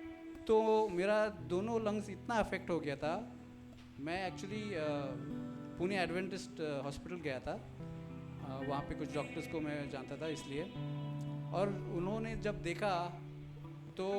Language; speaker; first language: Hindi; non-native, local second language; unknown